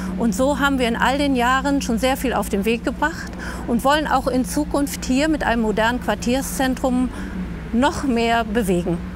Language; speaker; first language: German; native; German